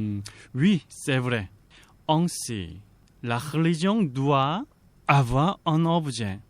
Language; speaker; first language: French; non-native, fluent; Korean